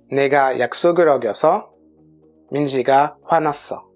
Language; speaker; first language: Korean; non-native, fluent; French